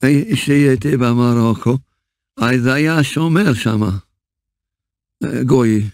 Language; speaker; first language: Hebrew; early bilingual, other home language; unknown